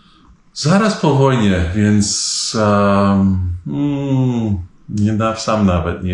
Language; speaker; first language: Polish; early bilingual, heritage; Polish